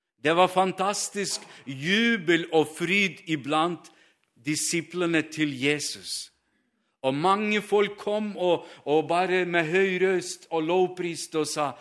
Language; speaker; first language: Norwegian; non-native, fluent; Ukrainian